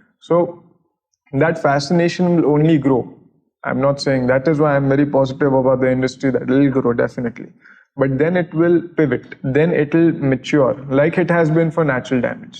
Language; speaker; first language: English; non-native, local second language; Gujarati